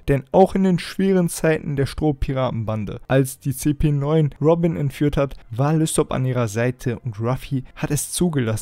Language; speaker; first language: German; native; German